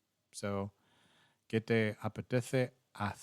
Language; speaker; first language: Spanish; non-native, learner; English